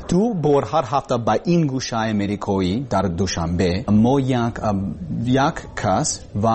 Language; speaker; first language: Persian; non-native, learner; English